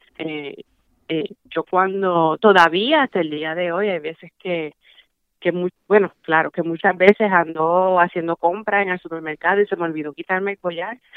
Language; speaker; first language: Spanish; early bilingual, heritage; Spanish